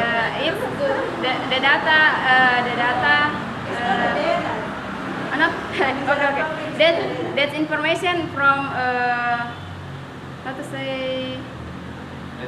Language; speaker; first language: English; non-native, learner; Indonesian